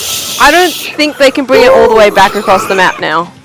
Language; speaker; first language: English; native; English